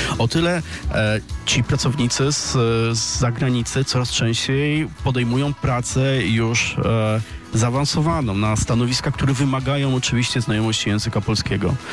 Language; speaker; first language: Polish; native; Polish